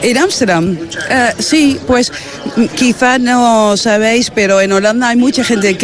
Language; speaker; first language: Spanish; non-native, fluent; Dutch